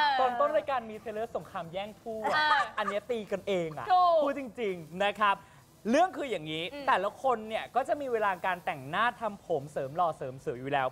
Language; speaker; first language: Thai; native; Thai